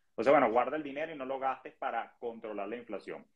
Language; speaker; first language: Spanish; native; Spanish